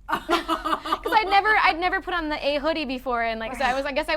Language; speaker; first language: English; native; English